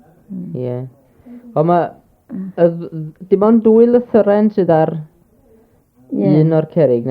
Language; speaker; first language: Welsh; native; Welsh